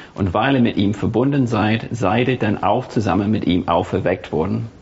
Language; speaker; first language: German; non-native, fluent; English